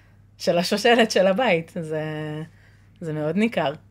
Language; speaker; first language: Hebrew; native; Hebrew